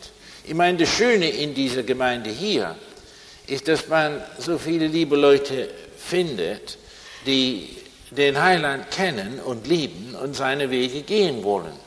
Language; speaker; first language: German; non-native, fluent; English